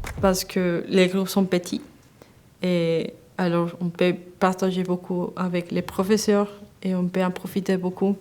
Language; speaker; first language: French; non-native, fluent; Spanish